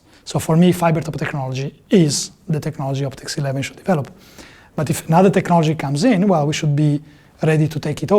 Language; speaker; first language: English; non-native, fluent; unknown